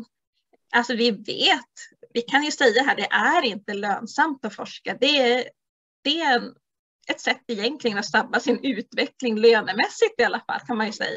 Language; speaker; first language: Swedish; native; Swedish